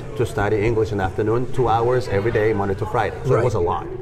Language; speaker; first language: English; non-native, fluent; Spanish